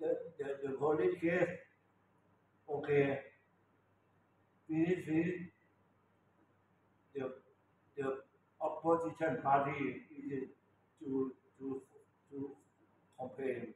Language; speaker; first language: English; non-native, learner; Thai